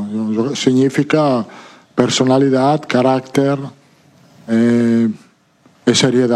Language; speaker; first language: Portuguese; non-native, fluent; Italian